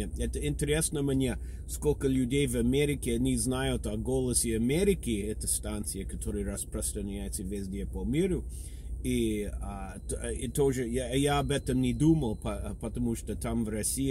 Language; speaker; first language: Russian; non-native, fluent; English